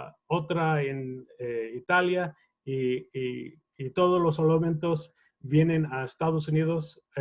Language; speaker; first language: Spanish; non-native, fluent; English